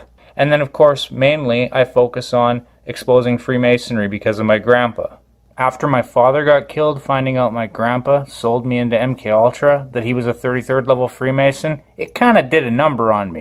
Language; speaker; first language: English; native; English